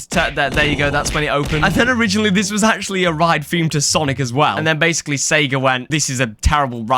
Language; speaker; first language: English; native; English